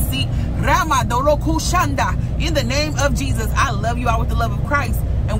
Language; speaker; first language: English; native; English